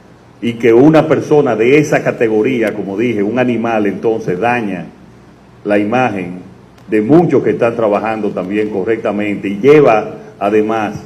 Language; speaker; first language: Spanish; native; Spanish